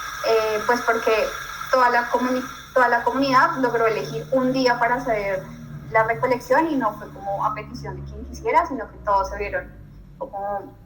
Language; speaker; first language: Spanish; native; Spanish